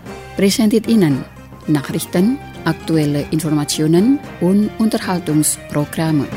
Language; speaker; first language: German; non-native, fluent; Indonesian